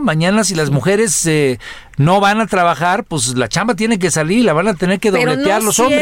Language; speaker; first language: Spanish; native; Spanish